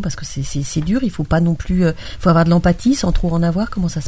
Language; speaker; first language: French; native; French